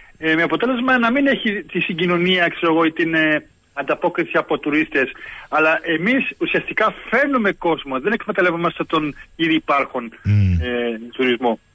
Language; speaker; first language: Greek; early bilingual, heritage; Greek